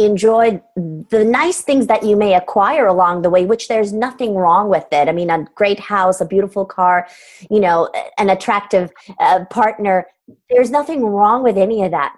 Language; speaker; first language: English; non-native, fluent; Turkish